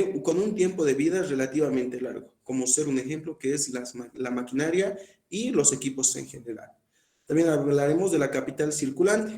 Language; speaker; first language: Spanish; native; Spanish